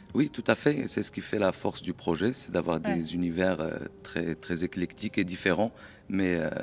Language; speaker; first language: French; non-native, local second language; Arabic